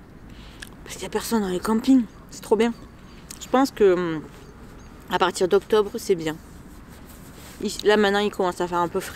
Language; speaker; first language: French; native; French